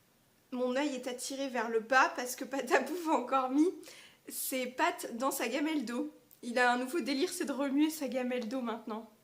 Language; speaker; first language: French; native; French